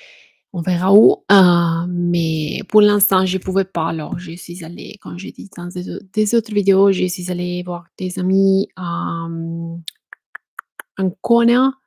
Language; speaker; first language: French; non-native, fluent; Italian